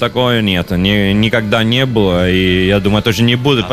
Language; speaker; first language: Russian; non-native, learner; Italian